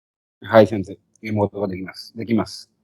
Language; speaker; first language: Japanese; non-native, learner; Bangla